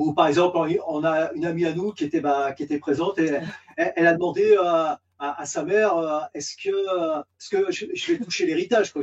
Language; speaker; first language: French; native; French